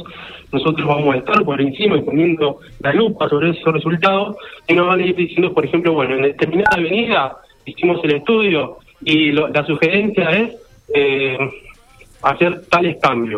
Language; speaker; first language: Spanish; native; Spanish